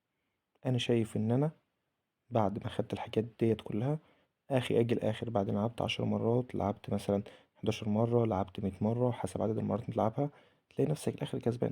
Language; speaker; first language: Arabic; native; Arabic